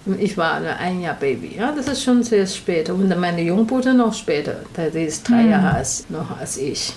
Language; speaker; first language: German; non-native, learner; Chinese